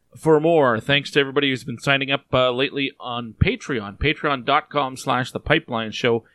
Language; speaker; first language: English; native; English